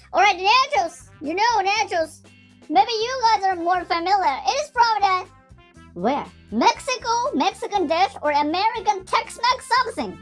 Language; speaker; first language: English; non-native, learner; Japanese